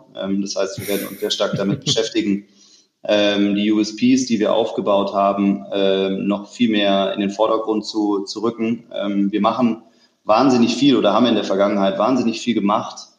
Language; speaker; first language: German; native; German